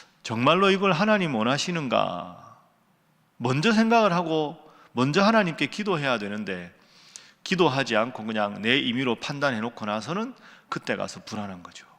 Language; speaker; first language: Korean; native; Korean